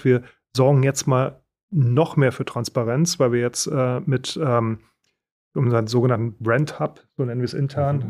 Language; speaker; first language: German; native; German